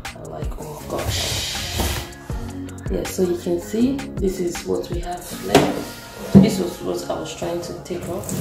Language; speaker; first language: English; non-native, local second language; Igbo